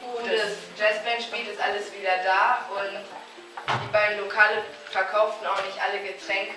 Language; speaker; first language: German; native; German